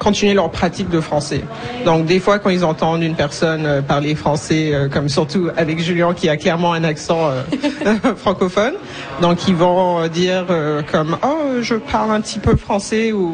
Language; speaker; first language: French; native; French